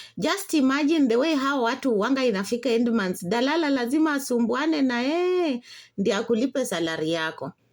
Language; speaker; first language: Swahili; non-native, local second language; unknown